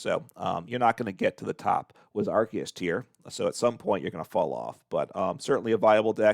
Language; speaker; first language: English; native; English